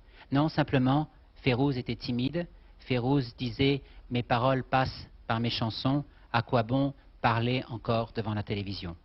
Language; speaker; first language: French; native; French